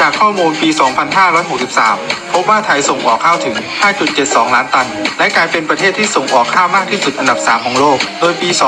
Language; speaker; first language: Thai; native; Thai